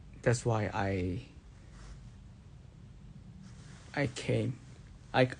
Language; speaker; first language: English; non-native, learner; Korean